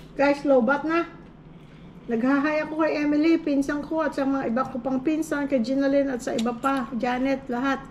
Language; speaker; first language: Filipino; non-native, local second language; Cebuano